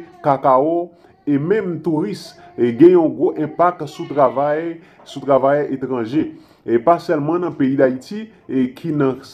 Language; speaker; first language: Haitian Creole; native; Haitian Creole